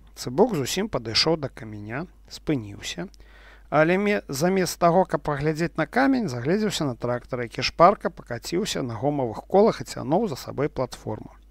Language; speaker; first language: Belarusian; non-native, local second language; Russian